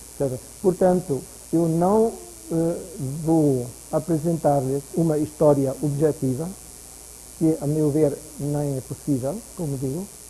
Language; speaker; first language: Portuguese; non-native, fluent; German